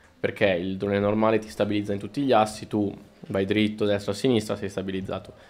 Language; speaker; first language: Italian; early bilingual, other home language; Spanish